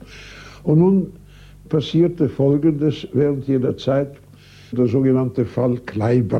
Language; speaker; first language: German; native; German